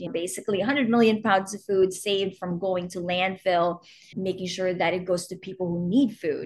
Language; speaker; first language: English; non-native, local second language; Filipino